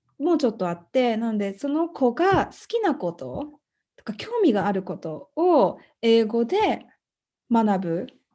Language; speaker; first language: Japanese; native; Japanese